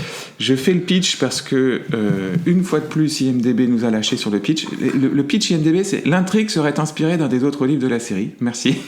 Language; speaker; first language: French; native; French